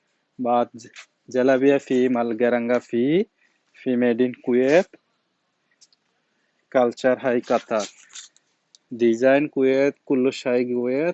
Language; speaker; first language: Arabic; non-native, learner; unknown